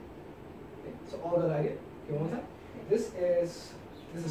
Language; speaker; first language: English; non-native, local second language; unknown